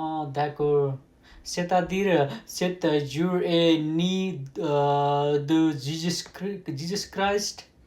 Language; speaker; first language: French; non-native, learner; Nepali